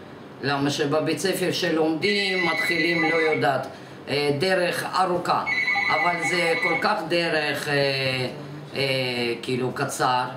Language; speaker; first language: Hebrew; non-native, fluent; Russian